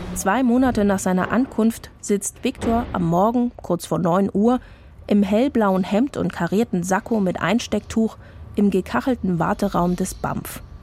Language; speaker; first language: German; native; German